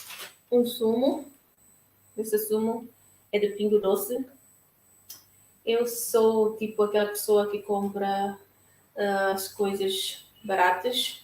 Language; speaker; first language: Portuguese; non-native, local second language; Tetum